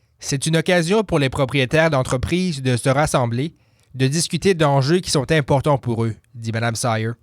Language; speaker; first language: French; native; French